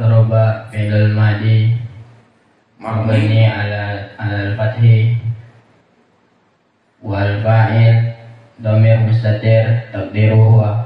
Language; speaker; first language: Arabic; non-native, learner; Indonesian